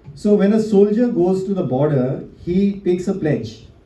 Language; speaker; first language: English; non-native, local second language; Hindi